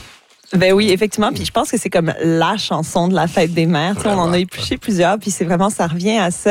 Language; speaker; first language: French; native; French